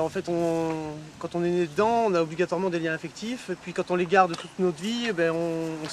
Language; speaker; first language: French; native; French